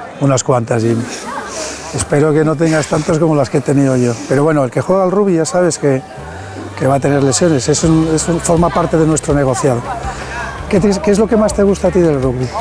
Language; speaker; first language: Spanish; native; Spanish